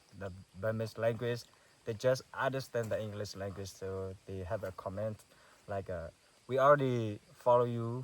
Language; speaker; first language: English; non-native, learner; S'gaw Karen